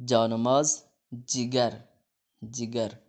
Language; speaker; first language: Persian; non-native, fluent; Urdu